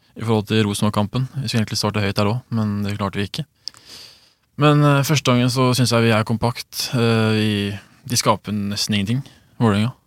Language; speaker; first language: Norwegian; early bilingual, other home language; Swedish